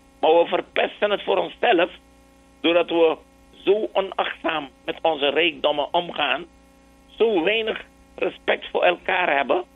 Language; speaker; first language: Dutch; native; Dutch